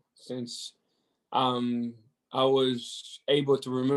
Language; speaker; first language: English; non-native, fluent; French